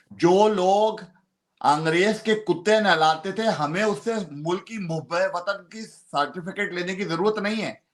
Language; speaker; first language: Urdu; non-native, local second language; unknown